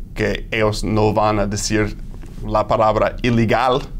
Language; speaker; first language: Spanish; non-native, fluent; English